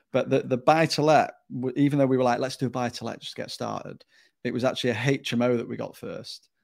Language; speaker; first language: English; native; English